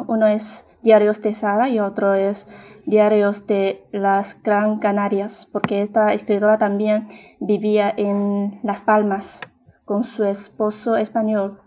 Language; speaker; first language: Spanish; non-native, fluent; Chinese